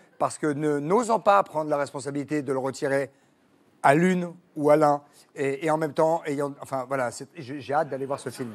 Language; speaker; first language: French; native; French